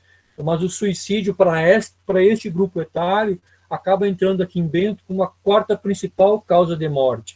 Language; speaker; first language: Portuguese; native; Portuguese